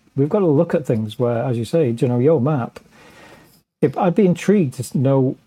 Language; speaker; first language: English; native; English